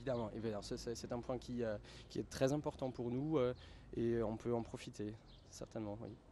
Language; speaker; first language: French; non-native, fluent; German